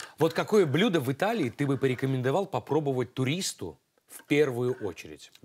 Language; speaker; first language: Russian; native; Russian